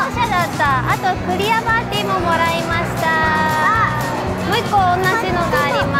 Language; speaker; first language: Japanese; native; Japanese